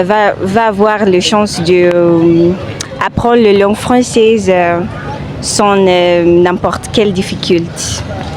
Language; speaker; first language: French; non-native, learner; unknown